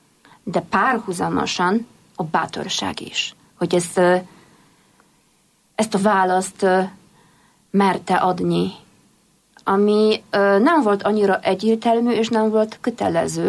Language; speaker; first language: Hungarian; non-native, fluent; Polish